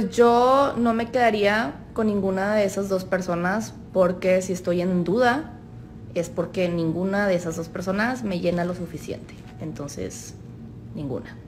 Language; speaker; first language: Spanish; native; Spanish